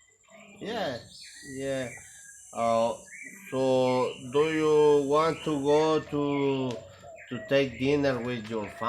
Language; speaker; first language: English; non-native, learner; Spanish